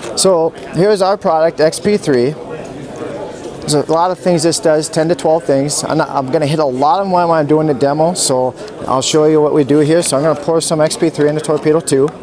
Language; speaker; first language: English; native; English